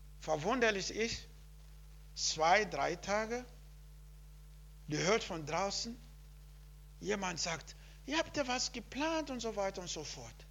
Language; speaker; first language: German; non-native, learner; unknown